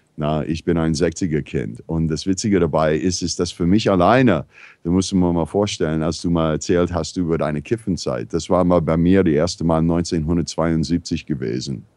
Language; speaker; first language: German; non-native, fluent; English